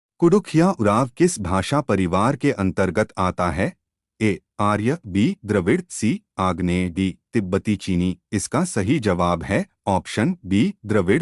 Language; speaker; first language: Hindi; native; Hindi